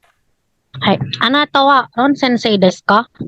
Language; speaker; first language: Japanese; non-native, learner; Filipino